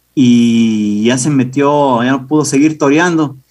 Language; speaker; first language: Spanish; native; Spanish